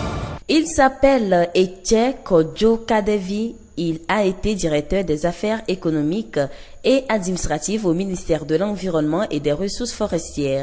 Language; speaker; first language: French; non-native, local second language; Ewe